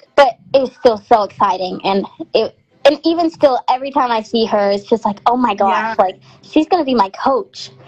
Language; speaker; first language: English; native; English